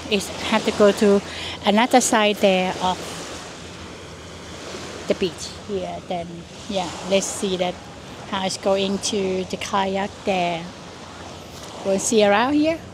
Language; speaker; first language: English; non-native, learner; Thai